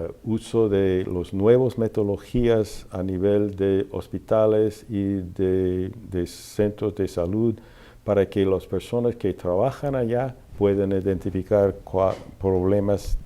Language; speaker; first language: Spanish; non-native, fluent; English